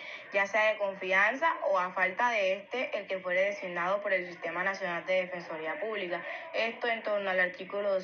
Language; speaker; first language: Spanish; native; Spanish